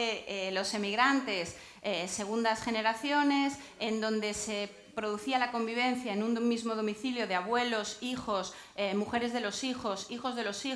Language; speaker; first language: Spanish; native; Spanish